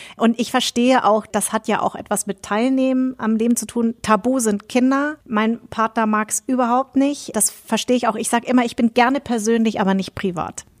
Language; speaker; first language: German; early bilingual, other home language; Vietnamese